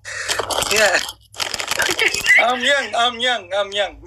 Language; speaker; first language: English; non-native, learner; Somali